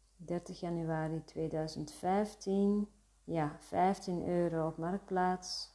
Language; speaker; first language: Dutch; early bilingual, other home language; Arabic